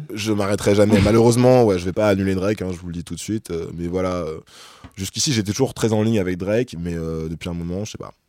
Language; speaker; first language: French; native; French